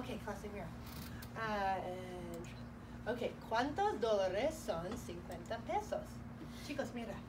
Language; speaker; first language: Spanish; non-native, fluent; English